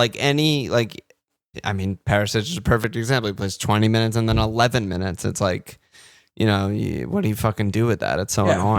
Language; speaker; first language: English; native; English